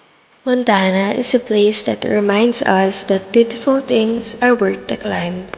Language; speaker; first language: English; non-native, local second language; Filipino